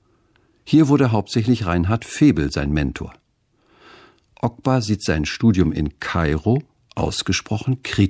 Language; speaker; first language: German; native; German